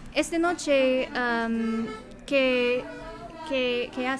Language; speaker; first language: Spanish; non-native, learner; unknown